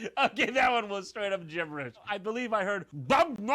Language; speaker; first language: English; native; English